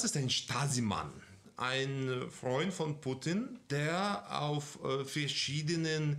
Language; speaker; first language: German; non-native, fluent; Russian